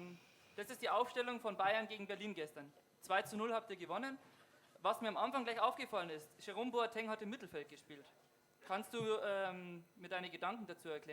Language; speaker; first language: German; native; German